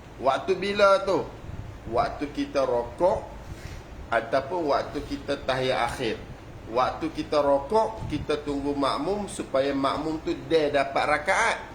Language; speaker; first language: Malay; native; Malay